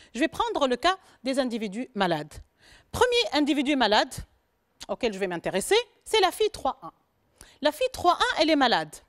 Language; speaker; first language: French; non-native, local second language; Arabic